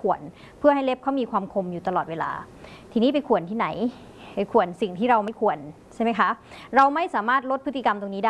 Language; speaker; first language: Thai; native; Thai